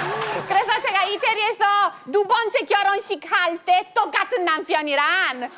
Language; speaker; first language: Korean; non-native, learner; Italian